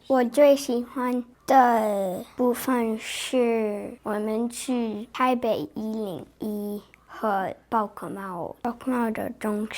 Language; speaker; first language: Chinese; non-native, learner; English